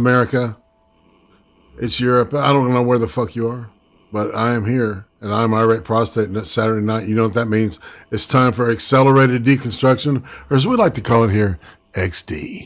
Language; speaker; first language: English; native; English